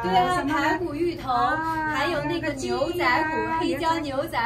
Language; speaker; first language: Chinese; native; Chinese